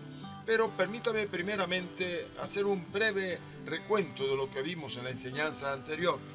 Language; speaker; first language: Spanish; native; Spanish